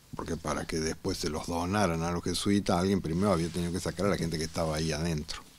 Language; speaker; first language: Spanish; native; Spanish